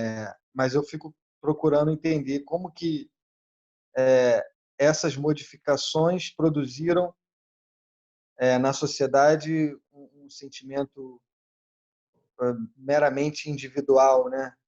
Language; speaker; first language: Portuguese; native; Portuguese